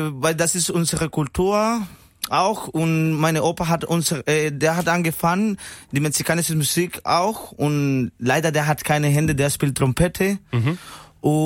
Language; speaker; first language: German; non-native, learner; Spanish